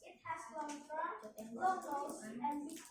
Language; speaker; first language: English; non-native, learner; Indonesian